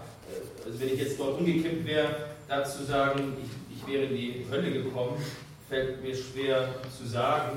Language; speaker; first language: German; native; German